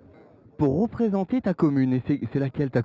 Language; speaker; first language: French; native; French